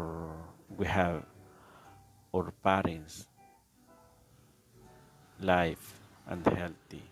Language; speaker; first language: English; non-native, learner; Spanish